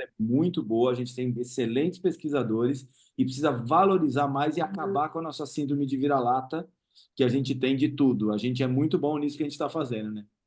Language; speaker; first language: Portuguese; native; Portuguese